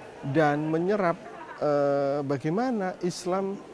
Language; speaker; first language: Indonesian; native; Indonesian